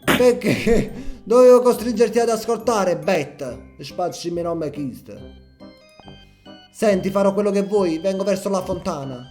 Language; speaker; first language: Italian; native; Italian